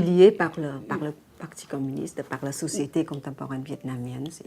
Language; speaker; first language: French; non-native, fluent; Vietnamese